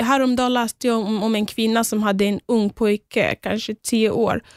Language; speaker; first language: Swedish; non-native, fluent; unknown